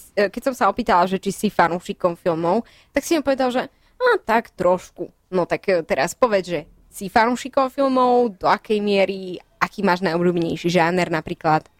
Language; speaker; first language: Slovak; native; Slovak